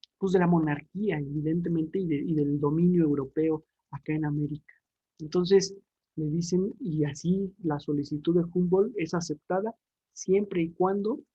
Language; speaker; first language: Spanish; native; Spanish